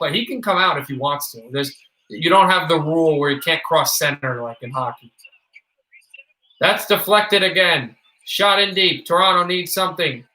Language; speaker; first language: English; native; English